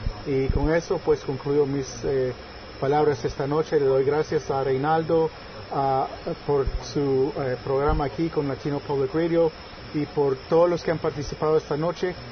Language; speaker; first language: Spanish; native; Spanish